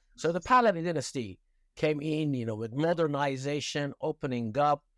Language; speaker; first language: English; non-native, fluent; Persian